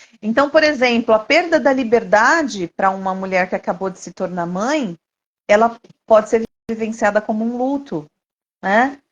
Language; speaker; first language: Portuguese; native; Portuguese